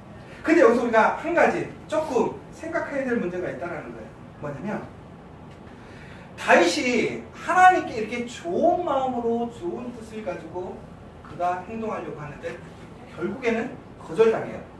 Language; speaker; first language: Korean; native; Korean